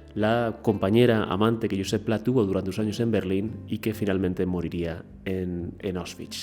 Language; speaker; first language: Spanish; native; Spanish